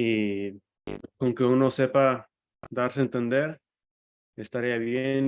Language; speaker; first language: Spanish; early bilingual, other home language; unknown